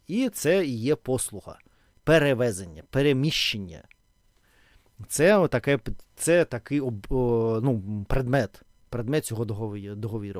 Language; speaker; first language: Ukrainian; non-native, local second language; Russian